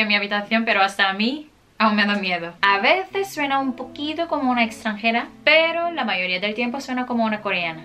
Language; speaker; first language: Spanish; non-native, fluent; Korean